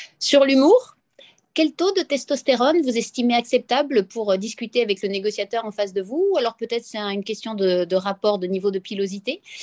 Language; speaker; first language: French; native; French